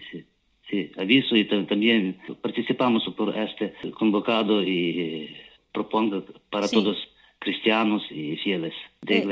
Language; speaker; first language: Spanish; non-native, learner; Ukrainian